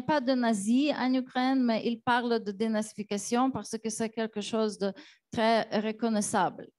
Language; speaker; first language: French; non-native, fluent; Ukrainian